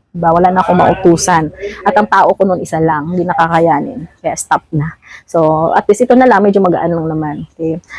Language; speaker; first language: Filipino; non-native, local second language; Cebuano